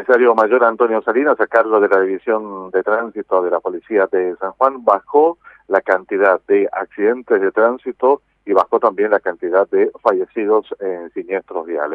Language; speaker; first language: Spanish; native; Spanish